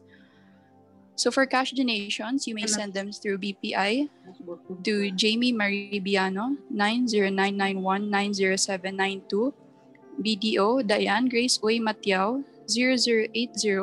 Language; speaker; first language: English; non-native, local second language; Filipino